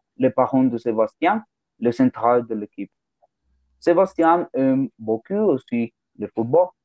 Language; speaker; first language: French; non-native, learner; Spanish